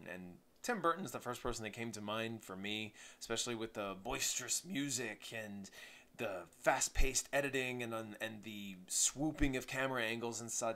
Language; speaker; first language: English; native; English